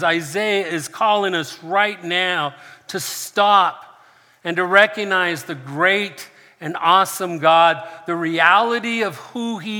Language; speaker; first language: English; native; English